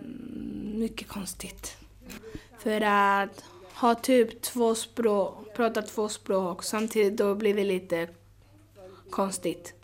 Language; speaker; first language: Swedish; early bilingual, heritage; Swedish